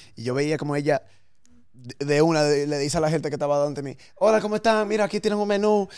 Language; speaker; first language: Spanish; early bilingual, heritage; Spanish